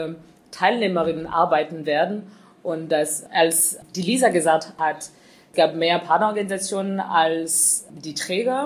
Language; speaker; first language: German; non-native, fluent; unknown